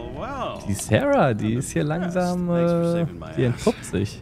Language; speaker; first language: German; native; German